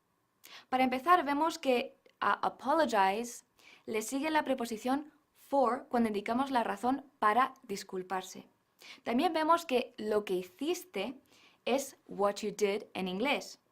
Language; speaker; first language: Spanish; non-native, fluent; English